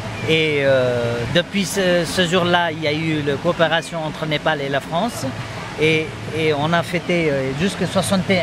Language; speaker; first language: French; non-native, fluent; Nepali